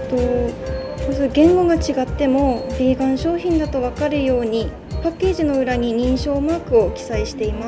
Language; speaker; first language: Japanese; native; Japanese